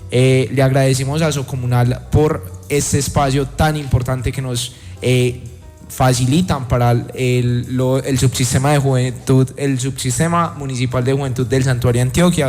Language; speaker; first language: Spanish; native; Spanish